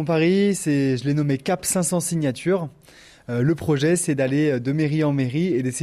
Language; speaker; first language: French; native; French